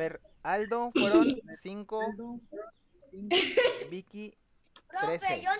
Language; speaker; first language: Spanish; native; Spanish